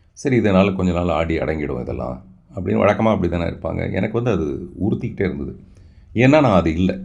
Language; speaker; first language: Tamil; non-native, local second language; Telugu